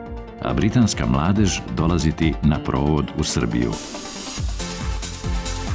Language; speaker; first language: Bosnian; native; Bosnian